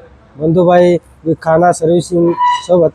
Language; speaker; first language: Hindi; non-native, learner; Bangla